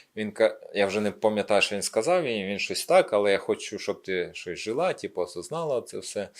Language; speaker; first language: Ukrainian; non-native, local second language; Russian